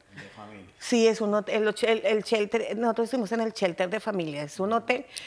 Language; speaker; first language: Spanish; native; Spanish